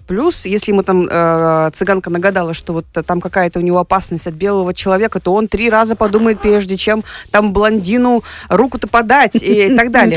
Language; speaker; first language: Russian; native; Russian